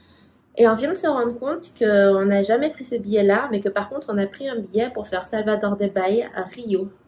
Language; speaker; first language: French; native; French